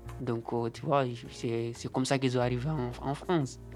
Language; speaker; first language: French; non-native, learner; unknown